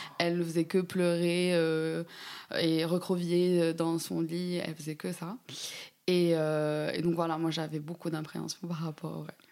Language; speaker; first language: French; non-native, local second language; Arabic